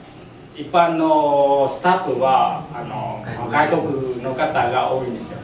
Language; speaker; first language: Japanese; non-native, fluent; Vietnamese